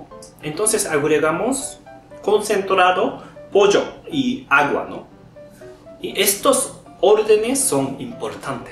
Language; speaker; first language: Spanish; non-native, fluent; Japanese